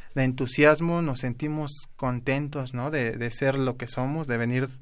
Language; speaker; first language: Spanish; native; Spanish